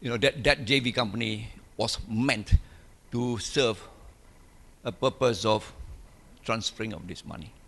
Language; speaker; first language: English; non-native, local second language; Malay